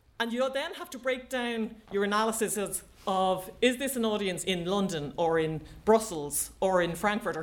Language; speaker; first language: English; native; English